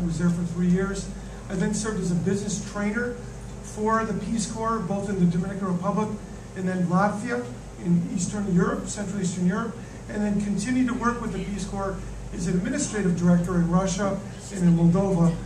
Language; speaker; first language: English; native; English